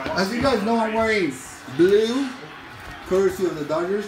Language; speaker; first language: English; early bilingual, other home language; Spanish